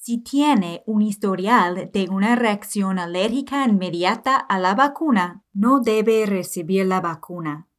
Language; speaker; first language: Spanish; non-native, fluent; English